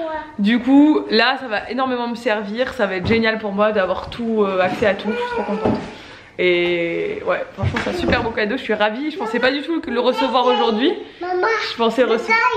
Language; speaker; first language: French; native; French